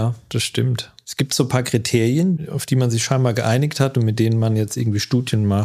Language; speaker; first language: German; native; German